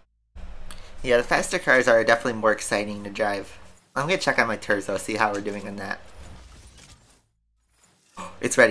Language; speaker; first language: English; native; English